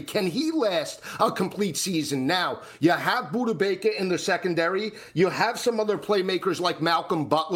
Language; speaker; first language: English; native; English